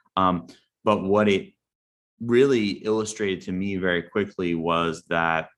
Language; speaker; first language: English; native; English